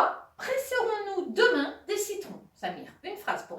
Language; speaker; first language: French; native; French